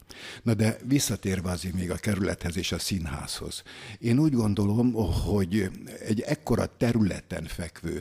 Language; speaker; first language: Hungarian; native; Hungarian